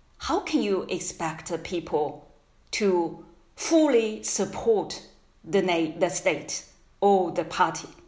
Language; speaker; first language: English; non-native, fluent; Chinese